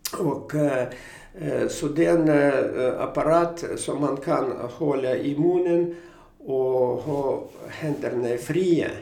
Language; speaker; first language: Swedish; non-native, fluent; Russian